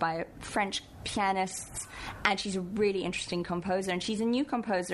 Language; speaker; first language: English; native; English